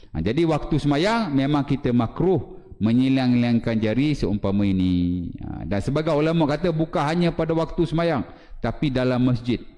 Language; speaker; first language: Malay; native; Malay